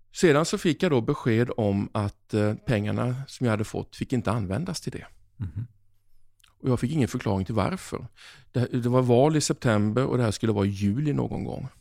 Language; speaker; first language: Swedish; native; Swedish